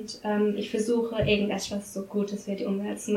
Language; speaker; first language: German; non-native, learner; English